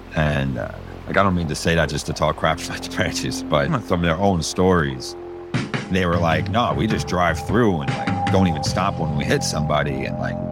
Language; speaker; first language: English; early bilingual, other home language; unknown